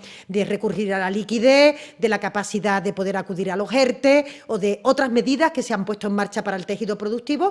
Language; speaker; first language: Spanish; native; Spanish